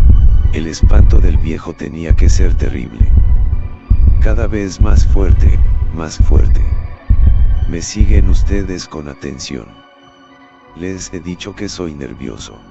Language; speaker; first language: Spanish; native; Spanish